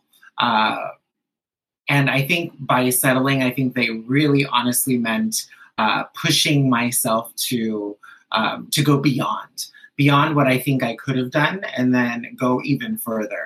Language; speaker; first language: English; early bilingual, other home language; Spanish